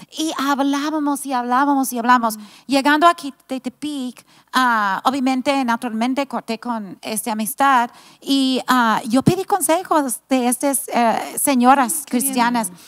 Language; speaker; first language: Spanish; non-native, fluent; English